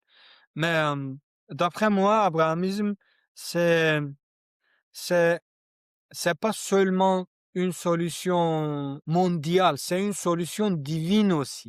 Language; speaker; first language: French; non-native, learner; Kurdish